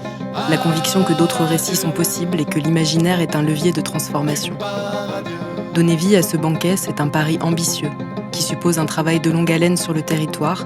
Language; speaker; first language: French; native; French